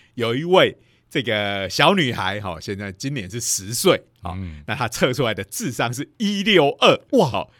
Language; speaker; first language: Chinese; non-native, local second language; Min Nan Chinese